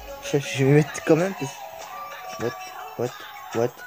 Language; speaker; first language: French; native; French